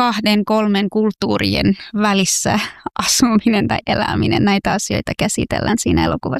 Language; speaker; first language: Finnish; non-native, fluent; Persian